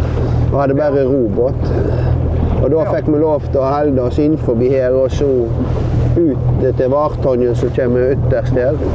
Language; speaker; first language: Norwegian; native; Norwegian